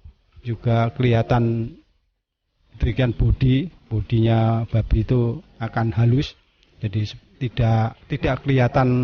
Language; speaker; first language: Indonesian; non-native, local second language; Javanese